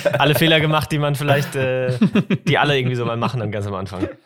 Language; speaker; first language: German; native; German